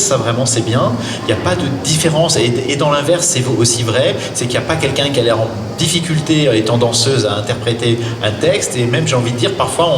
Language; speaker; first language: French; native; French